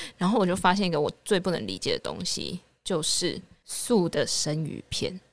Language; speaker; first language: Chinese; native; Chinese